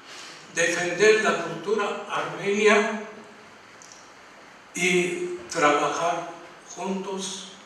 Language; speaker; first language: Spanish; non-native, fluent; Armenian